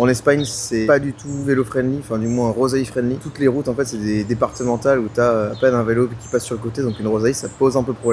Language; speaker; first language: French; native; French